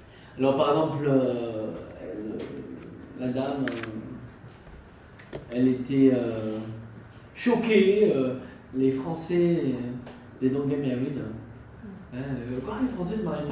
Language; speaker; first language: French; non-native, fluent; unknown